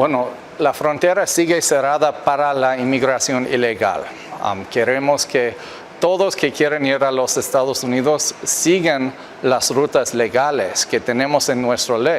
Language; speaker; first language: Spanish; non-native, fluent; English